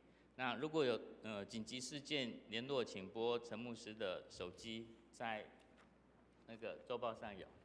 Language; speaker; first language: Chinese; native; Chinese